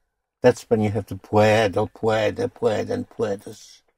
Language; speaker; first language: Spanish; non-native, fluent; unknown